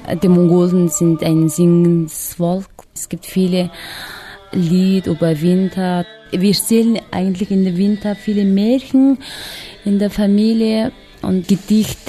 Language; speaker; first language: German; non-native, fluent; Mongolian